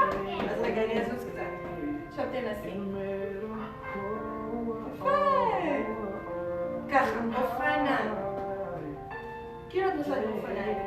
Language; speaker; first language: Hebrew; native; Hebrew